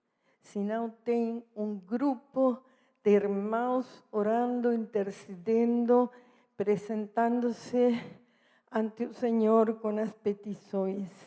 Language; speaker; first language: Portuguese; non-native, fluent; Spanish